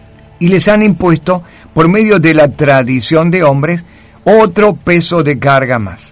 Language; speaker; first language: Spanish; native; Spanish